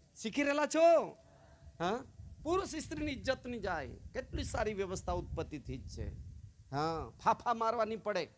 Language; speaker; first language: Gujarati; non-native, local second language; Kukna